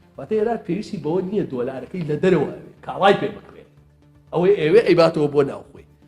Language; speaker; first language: Central Kurdish; native; Central Kurdish